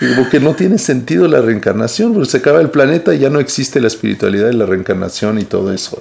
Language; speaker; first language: Spanish; early bilingual, heritage; Spanish